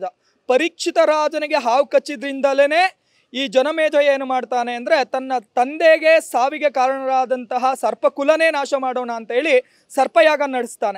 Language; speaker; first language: Kannada; native; Kannada